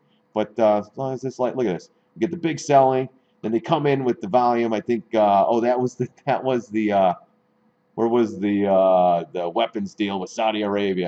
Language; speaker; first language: English; native; English